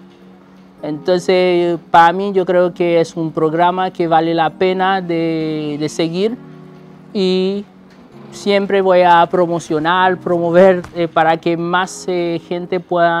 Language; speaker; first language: Spanish; non-native, fluent; Haitian Creole